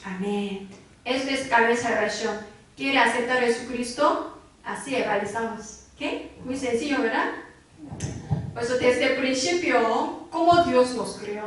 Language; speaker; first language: Spanish; non-native, learner; Korean